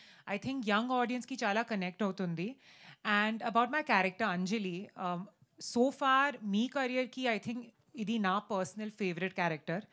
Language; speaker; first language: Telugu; non-native, learner; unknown